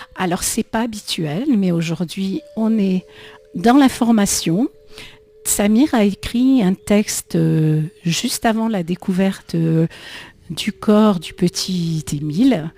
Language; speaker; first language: French; native; French